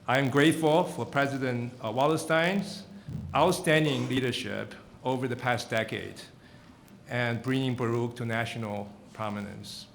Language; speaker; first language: English; non-native, fluent; Chinese